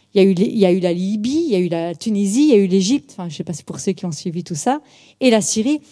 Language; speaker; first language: French; native; French